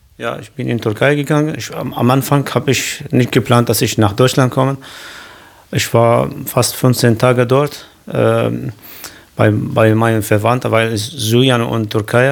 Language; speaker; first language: German; non-native, local second language; Kurdish